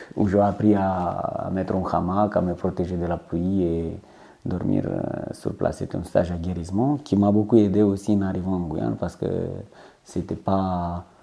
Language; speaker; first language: French; non-native, fluent; Romanian